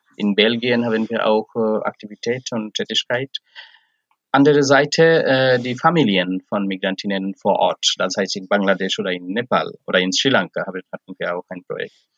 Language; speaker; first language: German; non-native, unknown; Bangla